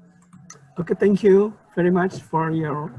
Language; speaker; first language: English; non-native, learner; Indonesian